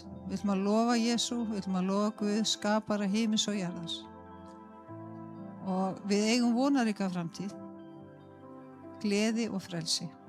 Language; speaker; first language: Icelandic; native; Icelandic